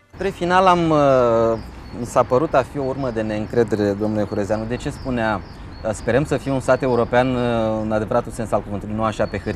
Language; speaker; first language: Romanian; native; Romanian